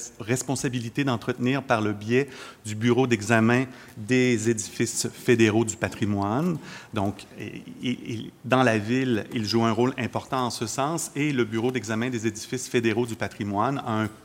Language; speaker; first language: French; native; French